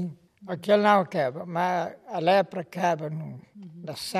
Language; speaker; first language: Portuguese; non-native, local second language; Kabuverdianu